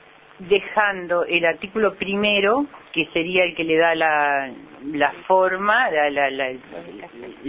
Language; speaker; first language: Spanish; native; Spanish